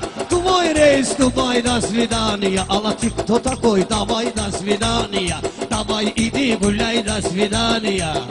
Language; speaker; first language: Russian; non-native, local second language; Talysh